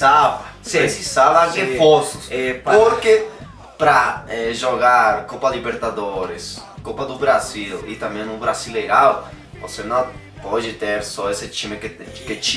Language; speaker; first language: Portuguese; non-native, fluent; Spanish